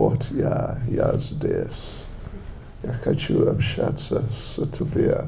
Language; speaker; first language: Russian; non-native, learner; English